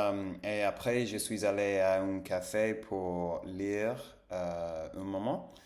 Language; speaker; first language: French; non-native, fluent; Spanish